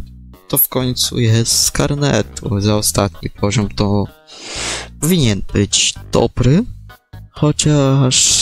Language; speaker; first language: Polish; native; Polish